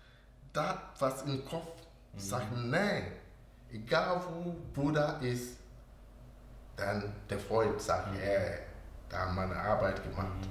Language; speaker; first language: German; non-native, learner; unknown